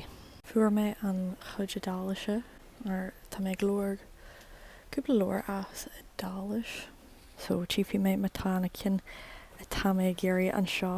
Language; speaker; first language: Irish; non-native, learner; English